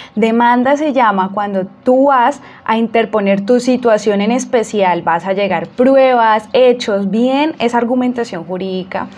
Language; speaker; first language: Spanish; native; Spanish